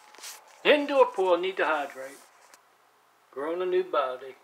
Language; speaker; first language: English; native; English